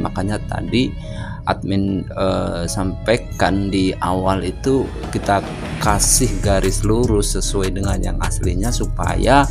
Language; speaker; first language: Indonesian; native; Indonesian